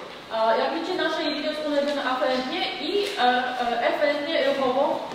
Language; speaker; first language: Polish; native; Polish